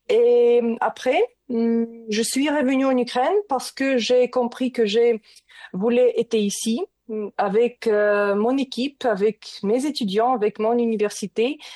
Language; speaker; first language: French; non-native, learner; Ukrainian